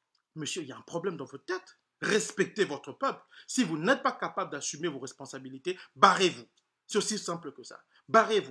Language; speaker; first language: French; non-native, local second language; Lingala